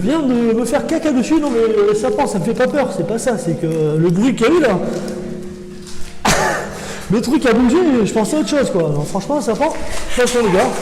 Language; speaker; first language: French; native; French